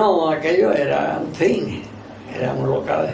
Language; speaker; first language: Spanish; native; Spanish